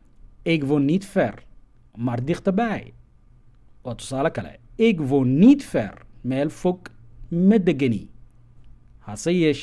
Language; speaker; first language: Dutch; non-native, fluent; Somali